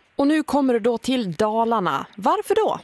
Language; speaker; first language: Swedish; native; Swedish